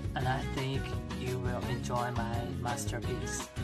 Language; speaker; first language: English; non-native, learner; Chinese